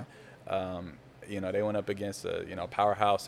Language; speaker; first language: English; native; English